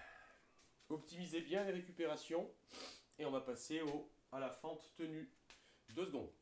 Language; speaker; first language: French; native; French